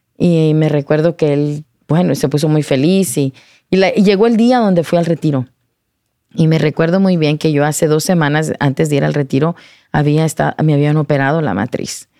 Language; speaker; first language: Spanish; early bilingual, heritage; Spanish